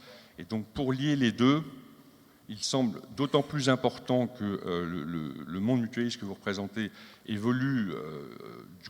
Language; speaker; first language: French; native; French